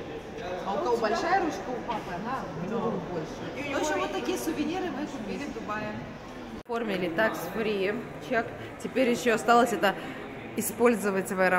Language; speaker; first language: Russian; native; Russian